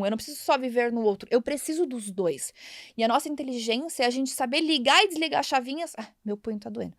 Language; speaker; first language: Portuguese; native; Portuguese